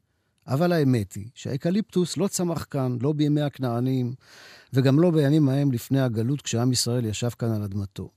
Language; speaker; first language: Hebrew; native; Hebrew